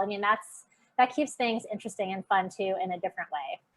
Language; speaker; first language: English; native; English